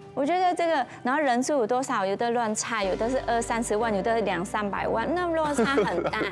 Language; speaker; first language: Chinese; non-native, fluent; Vietnamese